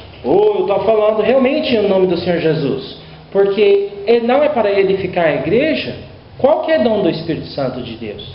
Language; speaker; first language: Portuguese; non-native, learner; English